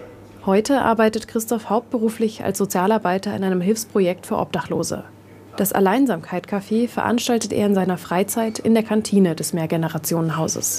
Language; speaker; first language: German; native; German